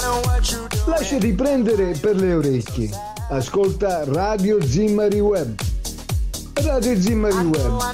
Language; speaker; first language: Italian; native; Italian